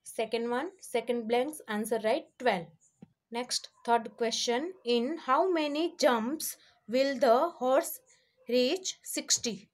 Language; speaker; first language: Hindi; non-native, local second language; Gujarati